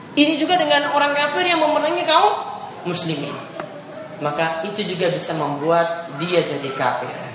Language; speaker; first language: Indonesian; native; Indonesian